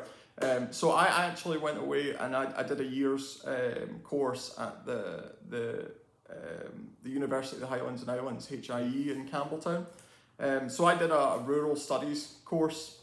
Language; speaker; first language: English; native; English